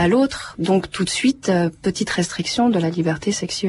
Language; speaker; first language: French; native; French